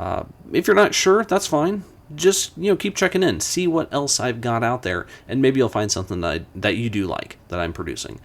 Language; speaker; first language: English; native; English